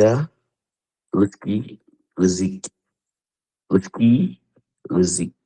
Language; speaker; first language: Russian; non-native, learner; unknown